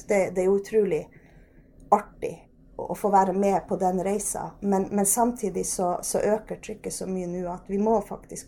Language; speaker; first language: Norwegian; native; Norwegian